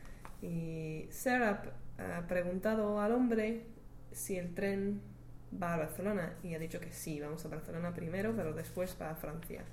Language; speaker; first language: Spanish; non-native, learner; English